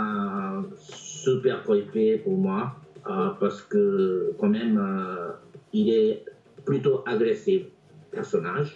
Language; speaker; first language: French; non-native, fluent; Japanese